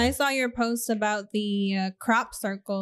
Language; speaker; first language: English; native; English